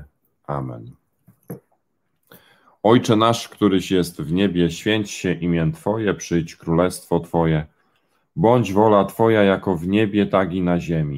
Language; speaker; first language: Polish; native; Polish